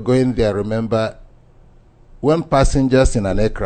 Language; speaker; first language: English; non-native, local second language; Igbo